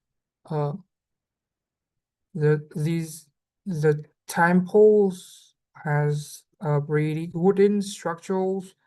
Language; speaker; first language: English; non-native, learner; Vietnamese